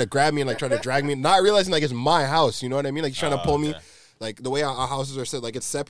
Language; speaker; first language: English; native; English